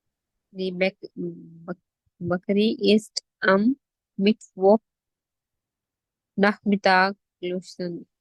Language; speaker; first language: German; non-native, learner; Urdu